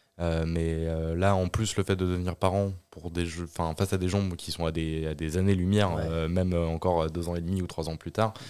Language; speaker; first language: French; native; French